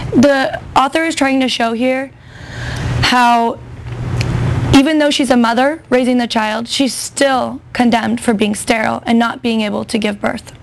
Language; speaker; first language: English; native; English